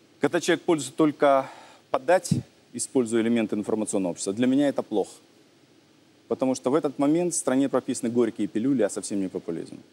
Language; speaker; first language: Russian; native; Russian